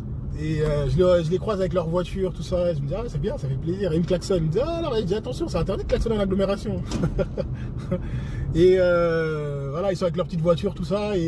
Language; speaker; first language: French; native; French